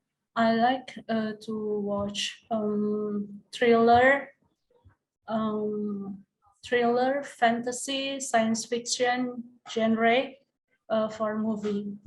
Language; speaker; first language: English; non-native, learner; Indonesian